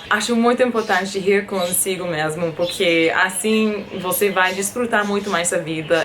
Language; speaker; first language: Portuguese; non-native, fluent; English